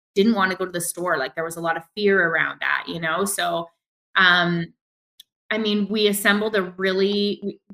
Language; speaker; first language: English; native; English